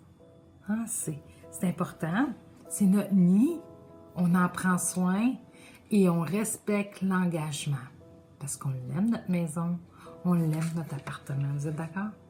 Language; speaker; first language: French; native; French